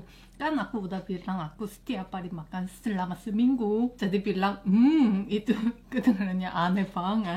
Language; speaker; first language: Indonesian; non-native, fluent; Korean